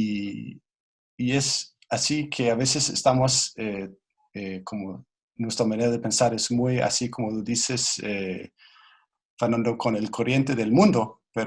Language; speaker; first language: Spanish; non-native, fluent; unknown